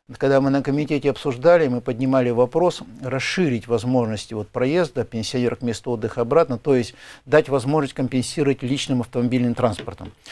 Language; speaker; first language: Russian; native; Russian